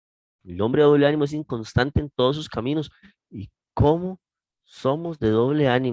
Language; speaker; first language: Spanish; native; Spanish